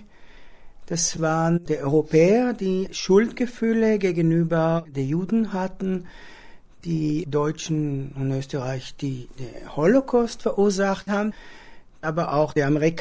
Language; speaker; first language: German; non-native, fluent; Hebrew